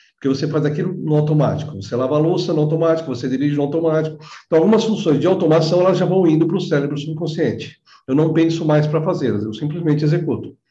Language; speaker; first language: Portuguese; native; Portuguese